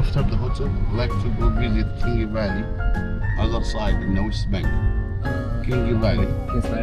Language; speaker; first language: English; non-native, learner; Arabic